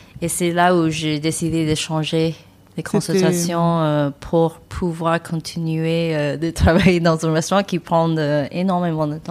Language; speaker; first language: French; non-native, learner; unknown